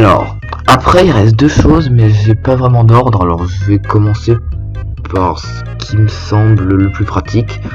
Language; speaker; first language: French; native; French